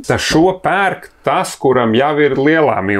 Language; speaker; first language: Latvian; native; Latvian